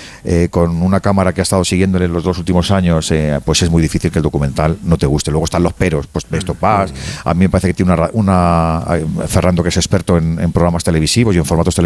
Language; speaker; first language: Spanish; native; Spanish